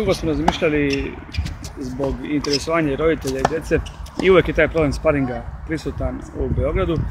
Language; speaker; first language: Serbian; native; Serbian